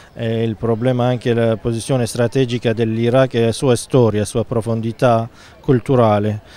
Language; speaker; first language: Italian; non-native, fluent; Arabic